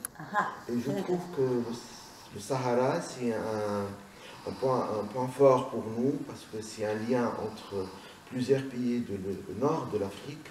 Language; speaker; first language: French; non-native, local second language; Arabic